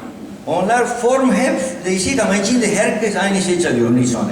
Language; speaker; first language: Turkish; non-native, learner; Spanish